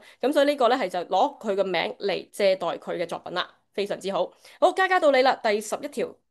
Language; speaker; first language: Cantonese; native; Cantonese